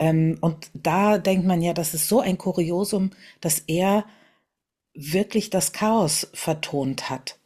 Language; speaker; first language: German; native; German